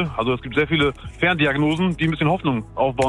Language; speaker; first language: German; early bilingual, other home language; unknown